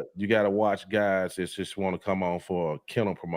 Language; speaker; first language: English; native; English